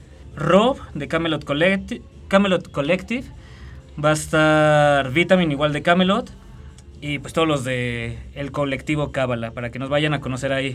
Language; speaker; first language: Spanish; native; Spanish